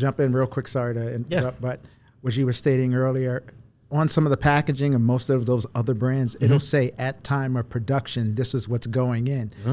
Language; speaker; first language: English; native; English